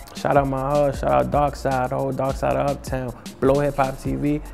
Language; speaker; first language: English; native; English